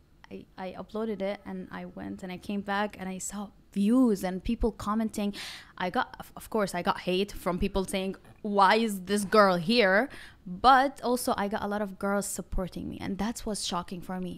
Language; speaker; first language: English; non-native, fluent; Arabic